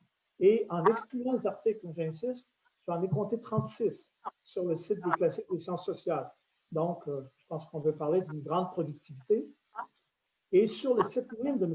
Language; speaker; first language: French; native; French